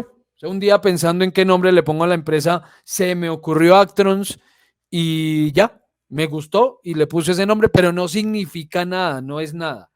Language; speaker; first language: Spanish; native; Spanish